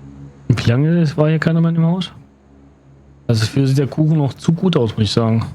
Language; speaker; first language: German; native; German